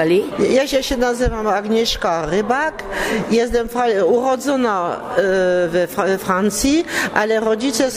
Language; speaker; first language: Polish; early bilingual, heritage; Polish